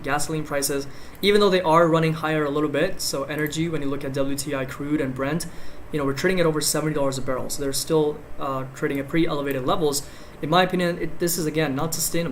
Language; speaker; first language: English; native; English